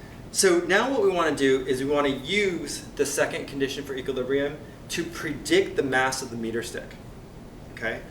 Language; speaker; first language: English; native; English